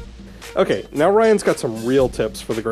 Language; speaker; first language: English; native; English